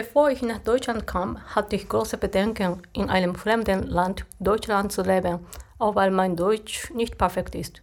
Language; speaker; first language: German; non-native, fluent; Japanese